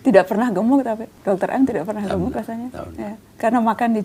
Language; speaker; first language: Indonesian; native; Indonesian